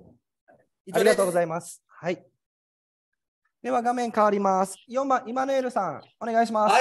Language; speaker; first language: Japanese; native; Japanese